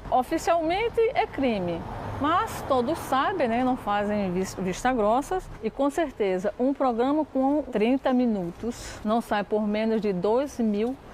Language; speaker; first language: Portuguese; native; Portuguese